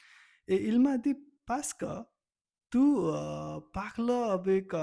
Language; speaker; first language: French; non-native, learner; Nepali